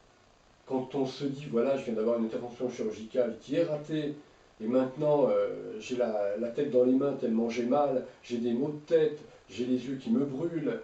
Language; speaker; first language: French; native; French